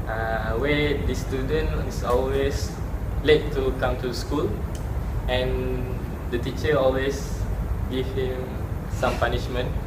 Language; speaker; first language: English; non-native, local second language; Malay